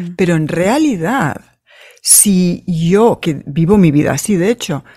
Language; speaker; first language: Spanish; native; Spanish